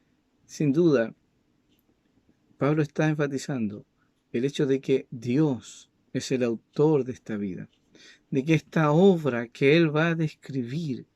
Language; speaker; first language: Spanish; native; Spanish